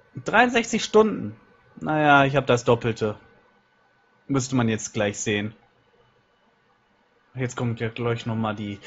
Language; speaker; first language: German; native; German